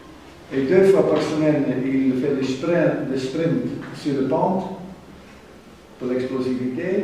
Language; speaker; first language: French; non-native, fluent; German